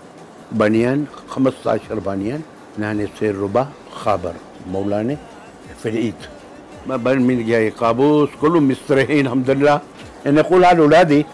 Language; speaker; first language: Arabic; non-native, local second language; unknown